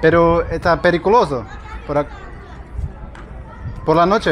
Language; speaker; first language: Spanish; non-native, learner; Slovak